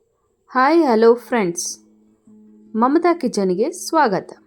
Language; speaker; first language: Kannada; native; Kannada